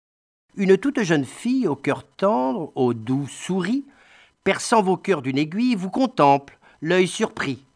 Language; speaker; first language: French; native; French